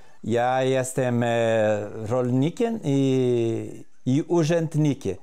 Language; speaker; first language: Polish; early bilingual, heritage; Polish